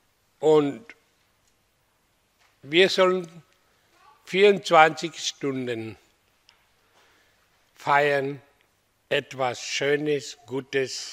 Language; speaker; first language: German; non-native, fluent; Hindi